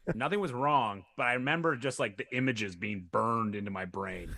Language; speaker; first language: English; native; English